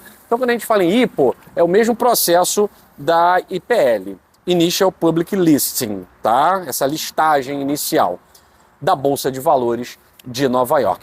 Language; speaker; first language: Portuguese; native; Portuguese